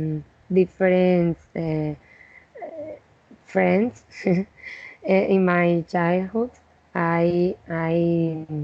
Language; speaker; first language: English; non-native, learner; Spanish